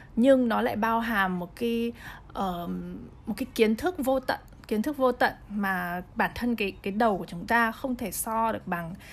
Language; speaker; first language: Vietnamese; early bilingual, heritage; Vietnamese